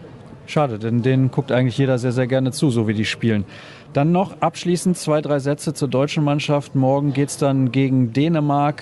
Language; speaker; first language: German; native; German